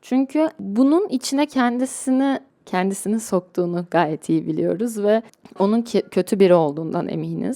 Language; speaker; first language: Turkish; native; Turkish